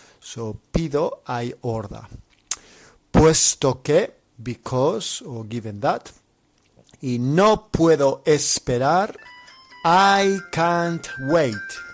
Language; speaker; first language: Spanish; non-native, fluent; English